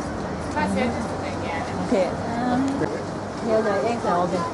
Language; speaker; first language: German; non-native, fluent; Romanian